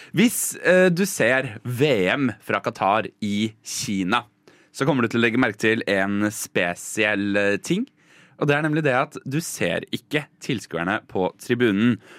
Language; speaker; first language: Norwegian; native; Norwegian